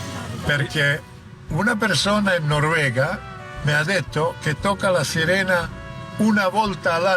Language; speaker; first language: Italian; non-native, fluent; Croatian